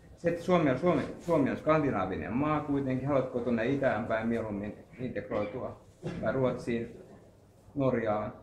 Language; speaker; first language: Finnish; native; Finnish